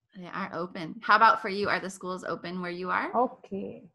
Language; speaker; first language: English; native; English